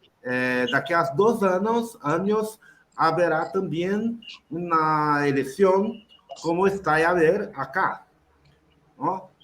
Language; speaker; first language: Spanish; non-native, learner; Portuguese